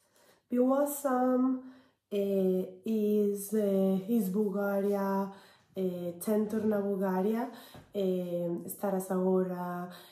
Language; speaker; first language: Bulgarian; non-native, learner; English